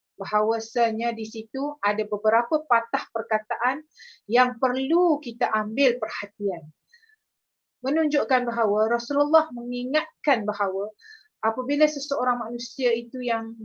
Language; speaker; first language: Malay; native; Malay